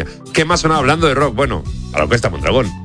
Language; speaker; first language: Spanish; native; Spanish